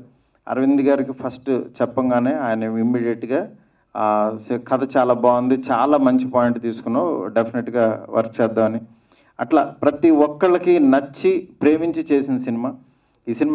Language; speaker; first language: Telugu; native; Telugu